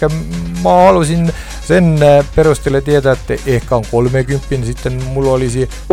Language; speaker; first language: Finnish; non-native, learner; Estonian